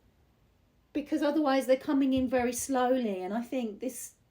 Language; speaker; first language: English; native; English